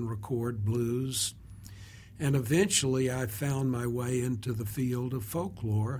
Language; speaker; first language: English; native; English